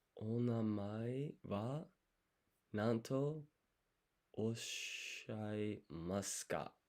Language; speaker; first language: Japanese; non-native, learner; English